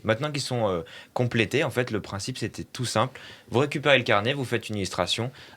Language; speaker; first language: French; native; French